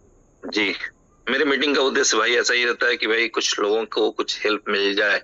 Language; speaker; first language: Hindi; native; Hindi